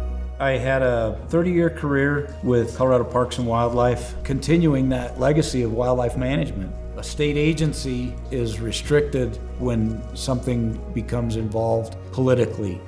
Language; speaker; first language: English; native; English